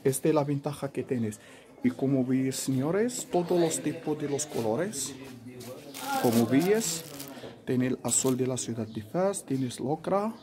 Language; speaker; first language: Spanish; non-native, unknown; Arabic